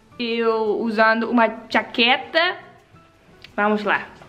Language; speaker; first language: Portuguese; non-native, learner; Dutch